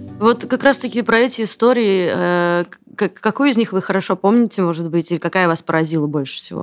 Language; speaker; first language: Russian; native; Russian